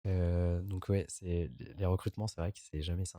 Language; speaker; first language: French; native; French